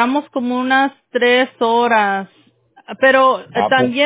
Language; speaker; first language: Spanish; early bilingual, heritage; Spanish